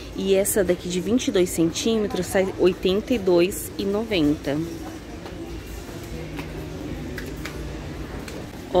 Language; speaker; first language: Portuguese; native; Portuguese